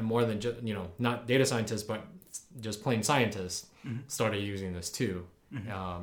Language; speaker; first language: English; early bilingual, other home language; Chinese